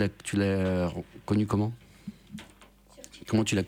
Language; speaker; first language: French; native; French